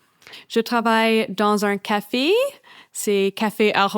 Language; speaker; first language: French; non-native, fluent; English